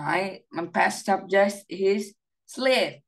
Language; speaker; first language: English; non-native, learner; Vietnamese